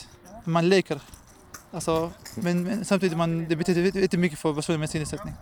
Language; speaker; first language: Swedish; non-native, fluent; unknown